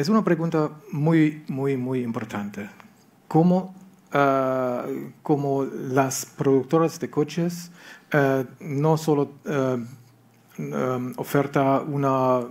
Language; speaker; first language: Spanish; non-native, learner; German